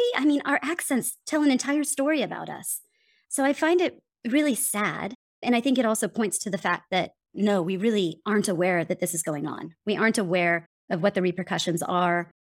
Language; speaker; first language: English; native; English